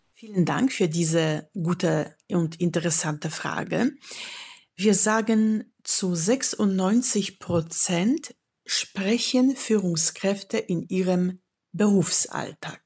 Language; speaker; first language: German; non-native, fluent; Polish